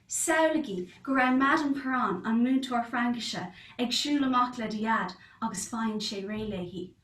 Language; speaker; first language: Irish; non-native, local second language; English